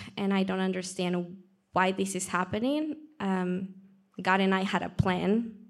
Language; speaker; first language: English; non-native, fluent; Spanish